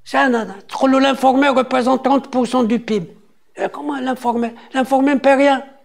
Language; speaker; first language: French; non-native, local second language; Arabic